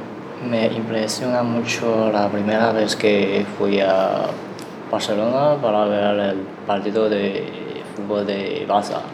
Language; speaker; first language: Spanish; non-native, learner; Chinese